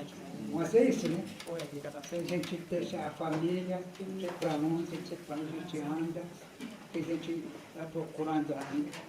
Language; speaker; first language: Portuguese; non-native, local second language; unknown